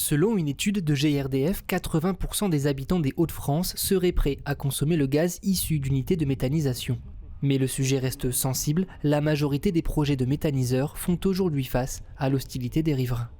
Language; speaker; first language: French; native; French